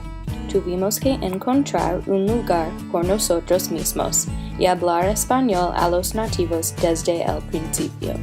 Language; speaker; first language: Spanish; non-native, learner; English